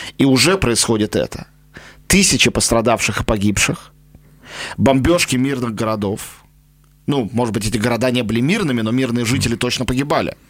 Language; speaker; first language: Russian; native; Russian